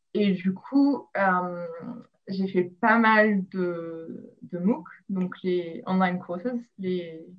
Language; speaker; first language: French; non-native, local second language; Arabic